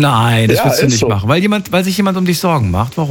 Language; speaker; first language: German; native; German